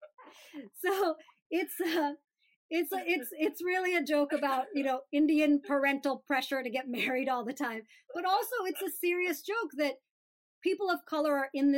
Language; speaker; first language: English; native; English